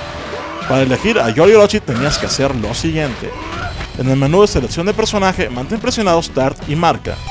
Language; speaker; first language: Spanish; native; Spanish